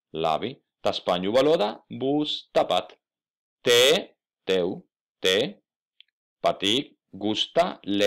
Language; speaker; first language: Latvian; non-native, fluent; Spanish